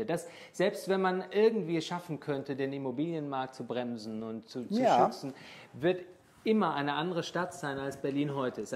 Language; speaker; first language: German; native; German